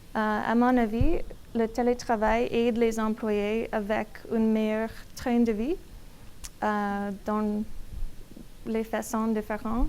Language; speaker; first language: French; non-native, learner; English